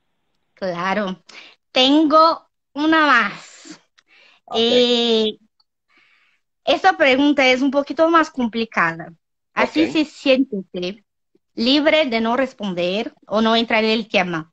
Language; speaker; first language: Spanish; non-native, learner; Portuguese